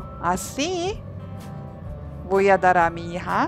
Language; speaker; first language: Spanish; non-native, learner; Korean